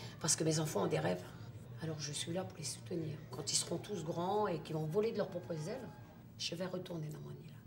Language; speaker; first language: French; non-native, local second language; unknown